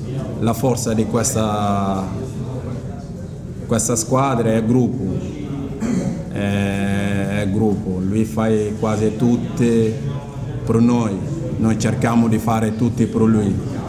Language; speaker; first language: Italian; non-native, learner; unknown